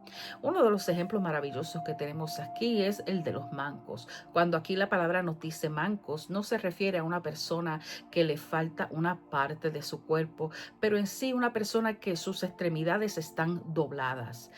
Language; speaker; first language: Spanish; native; Spanish